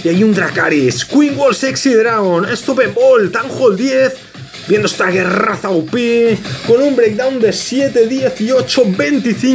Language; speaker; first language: Spanish; native; Spanish